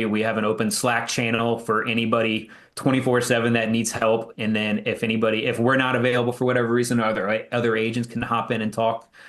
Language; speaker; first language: English; native; English